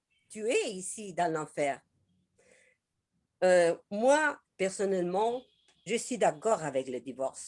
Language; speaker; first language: French; non-native, learner; Spanish